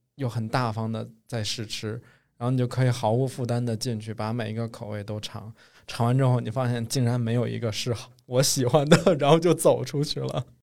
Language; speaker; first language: Chinese; native; Chinese